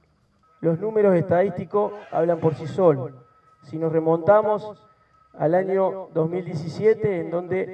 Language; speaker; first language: Spanish; native; Spanish